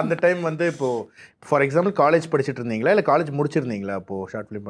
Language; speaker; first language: Tamil; native; Tamil